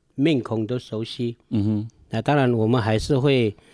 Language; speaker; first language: Chinese; non-native, local second language; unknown